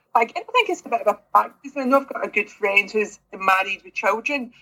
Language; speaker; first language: English; native; English